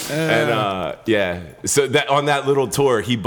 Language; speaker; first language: English; native; English